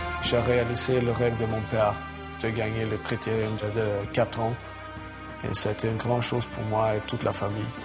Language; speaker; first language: French; non-native, learner; Swedish